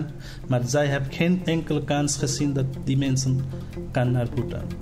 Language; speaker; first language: Dutch; non-native, learner; Nepali